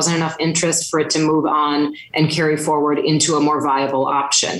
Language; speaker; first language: English; native; English